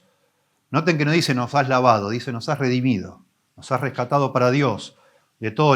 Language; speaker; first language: Spanish; native; Spanish